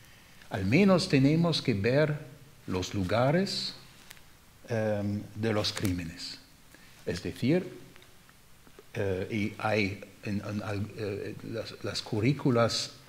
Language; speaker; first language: Spanish; non-native, fluent; German